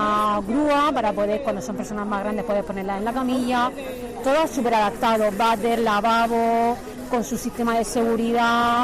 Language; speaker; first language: Spanish; native; Spanish